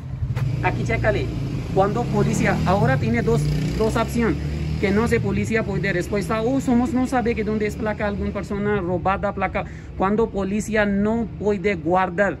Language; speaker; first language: Spanish; non-native, learner; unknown